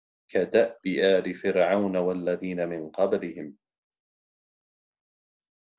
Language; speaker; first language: Arabic; non-native, fluent; English